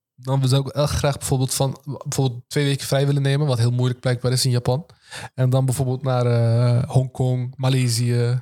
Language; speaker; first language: Dutch; early bilingual, other home language; Turkish